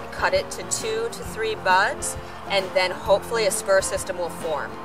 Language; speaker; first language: English; native; English